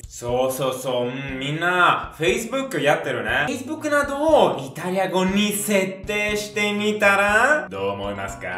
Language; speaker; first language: Japanese; non-native, fluent; Italian